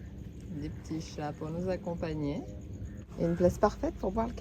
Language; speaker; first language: French; native; French